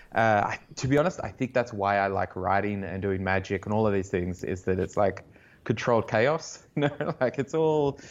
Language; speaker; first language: English; native; English